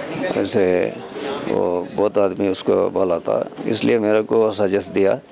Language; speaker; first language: Hindi; non-native, local second language; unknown